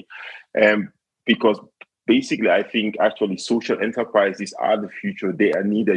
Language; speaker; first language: English; non-native, local second language; Krio